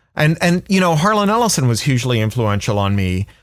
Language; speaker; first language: English; native; English